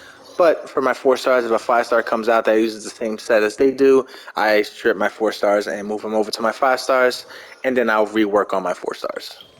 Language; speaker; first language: English; native; English